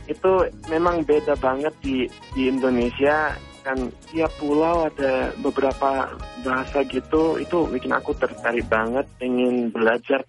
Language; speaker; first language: Indonesian; non-native, fluent; English